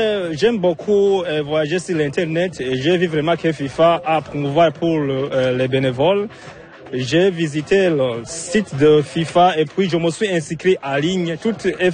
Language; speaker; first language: French; non-native, local second language; Rundi